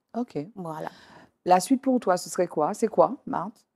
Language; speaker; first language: French; native; French